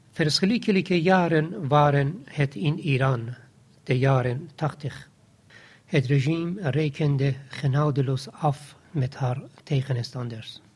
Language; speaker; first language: Dutch; non-native, fluent; Persian